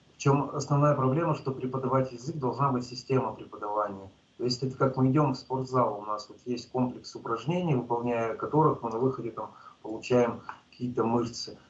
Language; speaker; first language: Russian; native; Russian